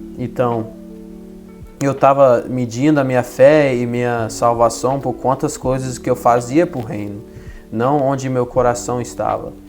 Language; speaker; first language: Portuguese; early bilingual, heritage; Portuguese